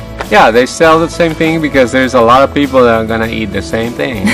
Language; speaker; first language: English; non-native, fluent; Spanish